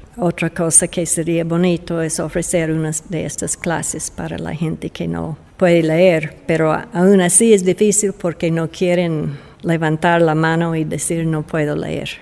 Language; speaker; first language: Spanish; non-native, fluent; English